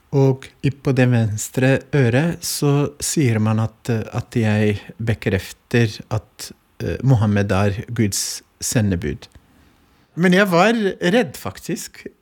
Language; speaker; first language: Norwegian; non-native, fluent; Arabic